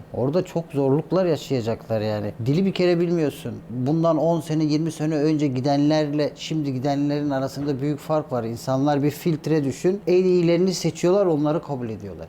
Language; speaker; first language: Turkish; early bilingual, heritage; Turkish